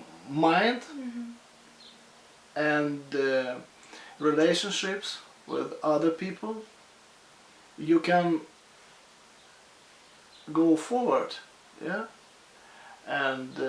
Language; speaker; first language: English; non-native, fluent; Russian